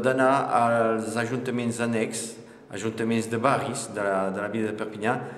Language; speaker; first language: Catalan; non-native, local second language; French